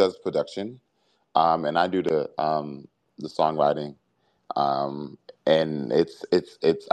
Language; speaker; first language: English; native; English